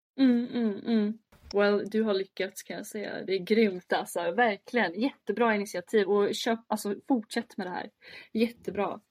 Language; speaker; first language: Swedish; early bilingual, other home language; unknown